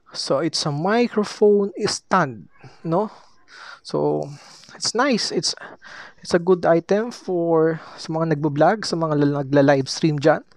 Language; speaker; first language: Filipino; native; Filipino